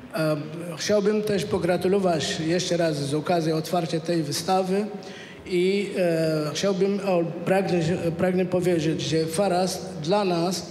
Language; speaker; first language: Polish; non-native, fluent; Arabic